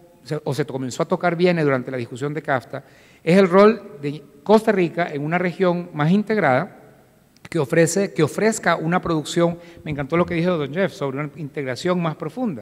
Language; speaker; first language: Spanish; native; Spanish